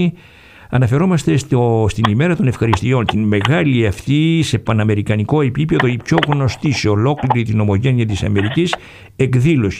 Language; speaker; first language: Greek; native; Greek